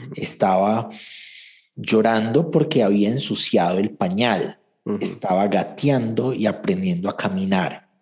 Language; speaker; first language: Spanish; native; Spanish